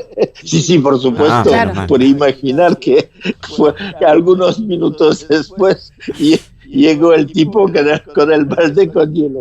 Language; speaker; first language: Spanish; non-native, fluent; French